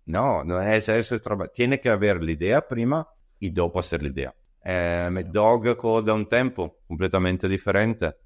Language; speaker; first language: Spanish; non-native, learner; Italian